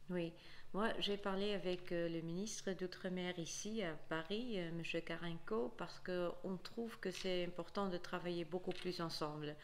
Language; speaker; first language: French; non-native, fluent; Dutch